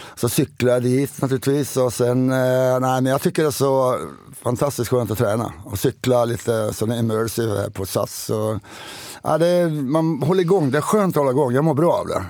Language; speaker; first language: Swedish; native; Swedish